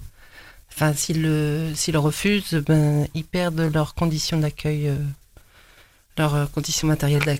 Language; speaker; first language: French; native; French